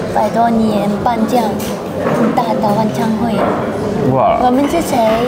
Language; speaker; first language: Chinese; non-native, fluent; Japanese